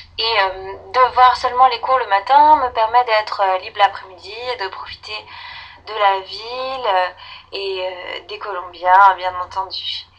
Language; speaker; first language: French; native; French